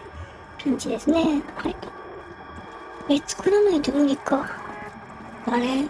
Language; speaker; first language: Japanese; native; Japanese